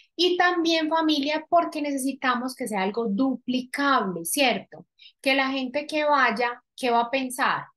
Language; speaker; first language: Spanish; native; Spanish